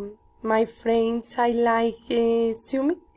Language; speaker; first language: English; non-native, learner; Spanish